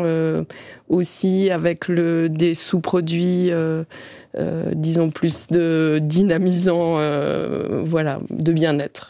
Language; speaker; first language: French; native; French